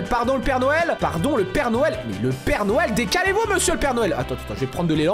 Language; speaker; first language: French; native; French